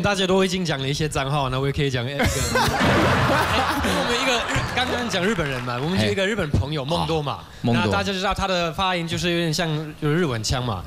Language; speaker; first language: Chinese; non-native, fluent; German